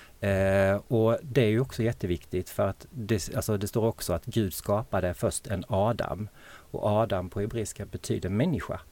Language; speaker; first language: Swedish; native; Swedish